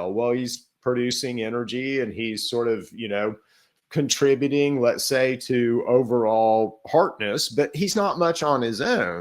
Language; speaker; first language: English; native; English